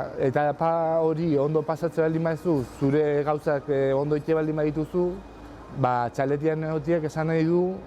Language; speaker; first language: Basque; native; Basque